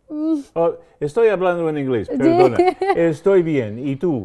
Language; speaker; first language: Spanish; non-native, fluent; English